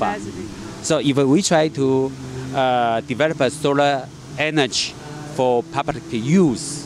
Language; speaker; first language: English; non-native, learner; Chinese